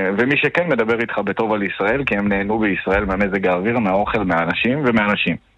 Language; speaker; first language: Hebrew; native; Hebrew